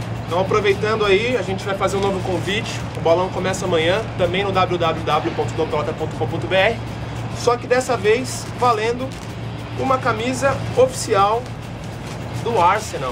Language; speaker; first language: Portuguese; native; Portuguese